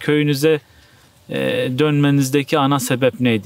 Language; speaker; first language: Turkish; native; Turkish